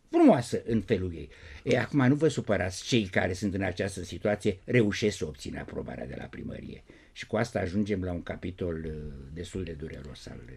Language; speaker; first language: Romanian; native; Romanian